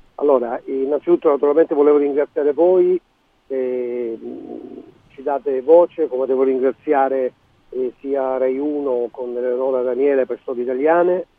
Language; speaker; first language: Italian; native; Italian